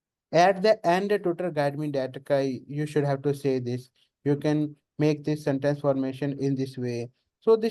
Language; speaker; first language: English; non-native, learner; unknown